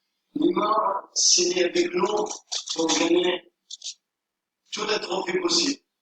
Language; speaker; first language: French; non-native, learner; Arabic